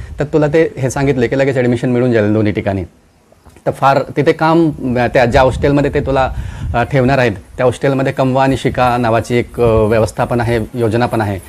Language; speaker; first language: Marathi; non-native, local second language; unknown